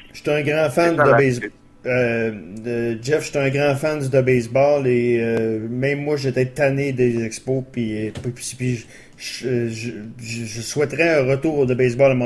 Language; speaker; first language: French; native; French